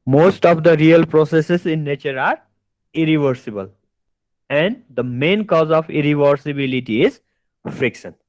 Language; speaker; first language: English; non-native, local second language; Nepali